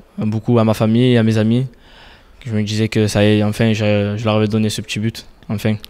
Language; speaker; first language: French; native; French